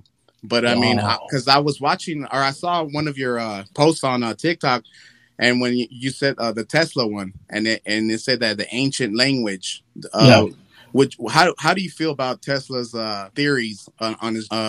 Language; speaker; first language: English; early bilingual, other home language; Spanish